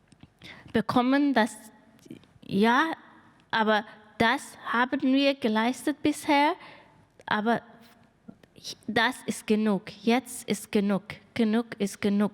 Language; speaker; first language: German; non-native, fluent; Persian